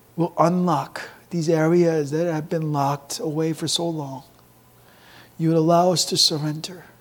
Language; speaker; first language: English; early bilingual, other home language; Korean